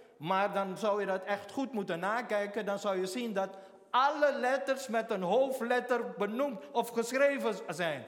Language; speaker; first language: Dutch; native; Dutch